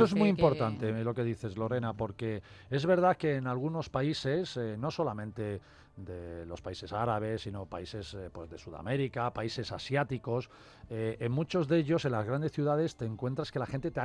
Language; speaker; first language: Spanish; native; Spanish